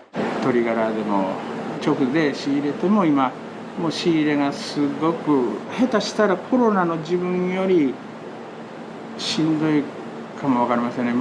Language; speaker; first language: Japanese; native; Japanese